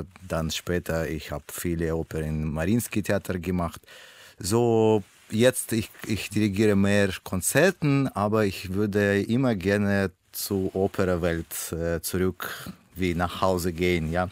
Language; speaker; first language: German; non-native, learner; Russian